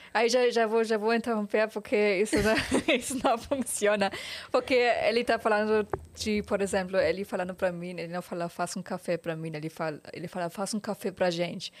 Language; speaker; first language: Portuguese; non-native, fluent; German